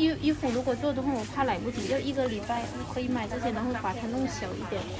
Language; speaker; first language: Chinese; non-native, learner; Lao